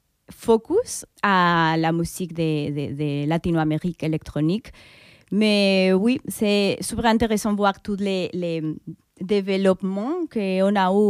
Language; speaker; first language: French; non-native, fluent; Spanish